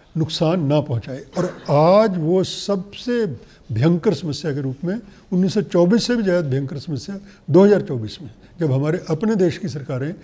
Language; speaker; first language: Hindi; native; Hindi